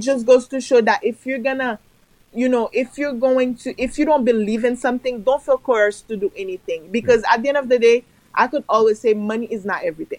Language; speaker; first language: English; early bilingual, other home language; Haitian Creole